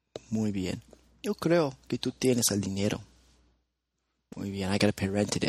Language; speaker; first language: Spanish; non-native, fluent; English